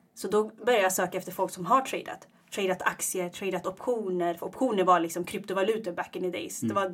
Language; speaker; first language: Swedish; early bilingual, other home language; Tigrinya